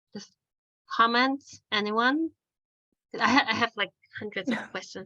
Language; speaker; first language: English; non-native, fluent; Polish